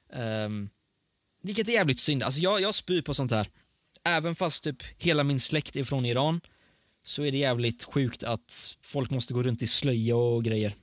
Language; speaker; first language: Swedish; early bilingual, other home language; Persian